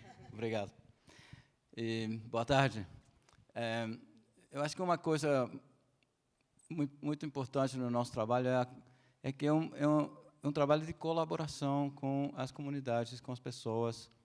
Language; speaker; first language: Portuguese; non-native, fluent; Spanish